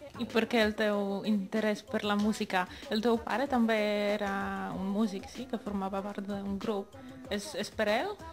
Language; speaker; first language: Catalan; native; Catalan